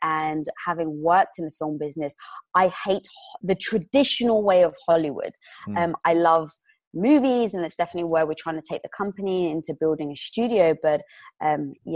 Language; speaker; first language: English; native; English